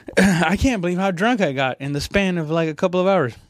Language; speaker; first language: English; non-native, fluent; Spanish